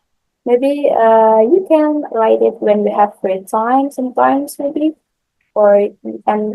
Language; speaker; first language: English; non-native, learner; Indonesian